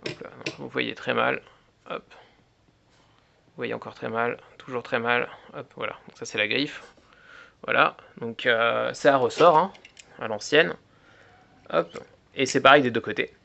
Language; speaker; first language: French; native; French